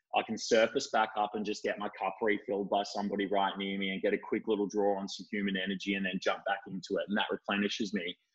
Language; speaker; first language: English; native; English